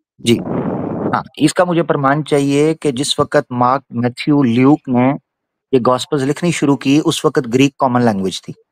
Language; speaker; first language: Hindi; native; Hindi